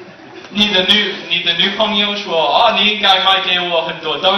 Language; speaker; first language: Chinese; non-native, learner; English